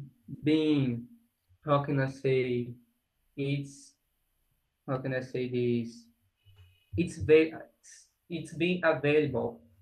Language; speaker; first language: English; non-native, learner; Portuguese